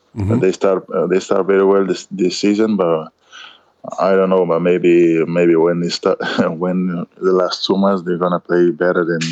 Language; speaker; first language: English; non-native, learner; Kabuverdianu